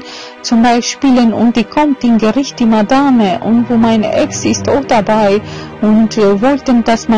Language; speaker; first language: German; non-native, fluent; Albanian